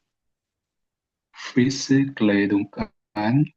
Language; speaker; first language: German; non-native, learner; Indonesian